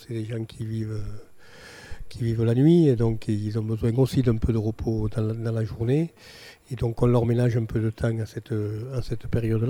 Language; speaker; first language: French; native; French